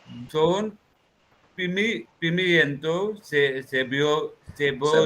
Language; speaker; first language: Spanish; non-native, learner; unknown